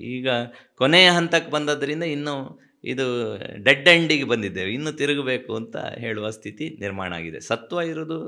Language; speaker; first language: Kannada; non-native, local second language; Tulu